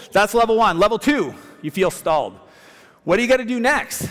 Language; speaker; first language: English; native; English